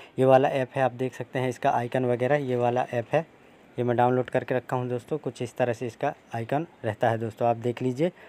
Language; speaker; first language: Hindi; native; Hindi